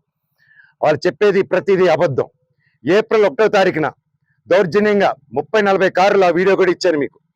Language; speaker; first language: Telugu; native; Telugu